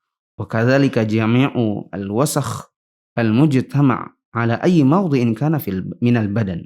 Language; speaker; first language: Arabic; non-native, fluent; Indonesian